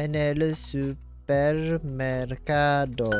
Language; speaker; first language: Spanish; non-native, learner; English